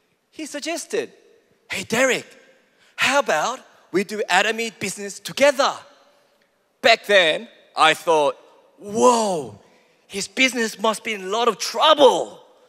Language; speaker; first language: English; early bilingual, other home language; Korean